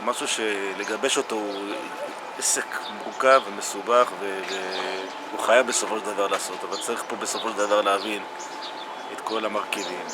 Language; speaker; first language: Hebrew; native; Hebrew